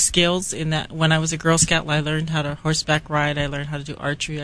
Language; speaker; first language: English; native; English